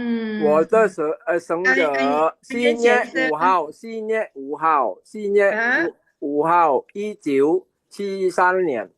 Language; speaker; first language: Chinese; non-native, learner; Indonesian